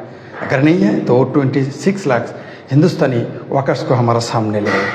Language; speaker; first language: Hindi; non-native, fluent; Bangla